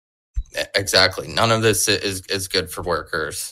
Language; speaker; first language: English; native; English